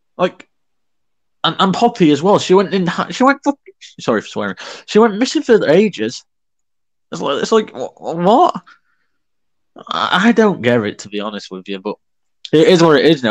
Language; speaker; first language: English; native; English